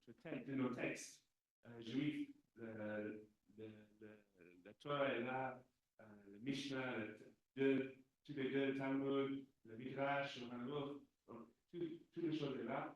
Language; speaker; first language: French; non-native, fluent; English